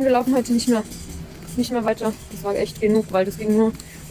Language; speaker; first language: German; early bilingual, other home language; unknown